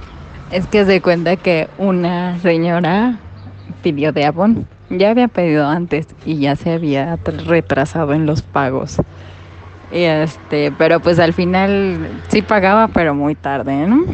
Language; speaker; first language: Spanish; native; Spanish